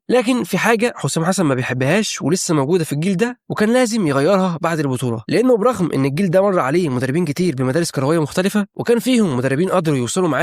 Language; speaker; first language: Arabic; native; Arabic